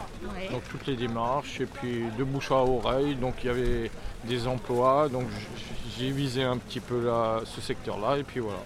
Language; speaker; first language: French; native; French